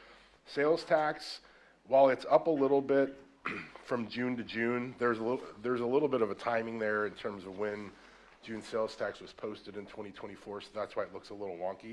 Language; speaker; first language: English; native; English